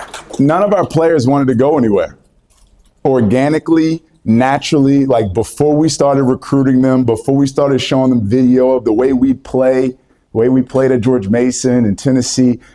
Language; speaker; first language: English; native; English